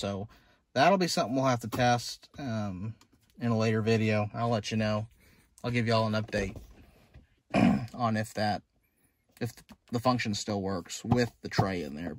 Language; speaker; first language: English; native; English